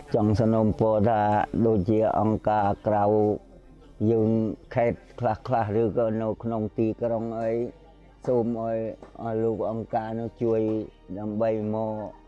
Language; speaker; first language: Khmer; non-native, local second language; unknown